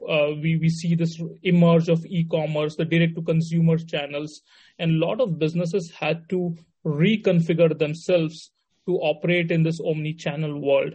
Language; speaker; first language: English; non-native, local second language; Hindi